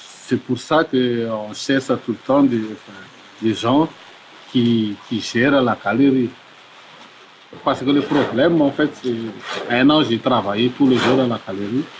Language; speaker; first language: French; non-native, local second language; Malagasy